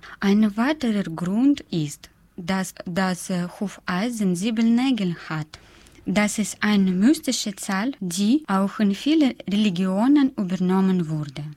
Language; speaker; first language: German; non-native, fluent; Russian